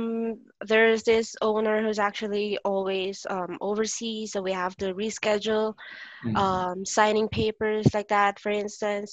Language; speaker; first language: English; non-native, local second language; Filipino